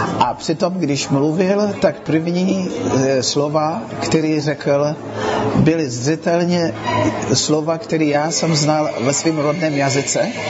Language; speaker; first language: Czech; non-native, fluent; Akan